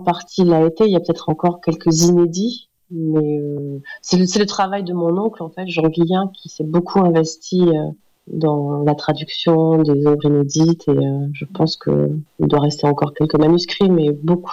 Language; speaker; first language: French; native; French